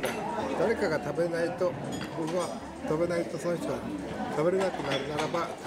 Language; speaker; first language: Japanese; native; Japanese